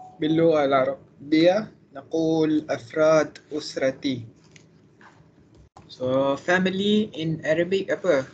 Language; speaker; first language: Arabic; non-native, fluent; Malay